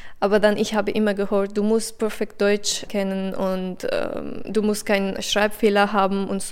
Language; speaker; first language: German; non-native, fluent; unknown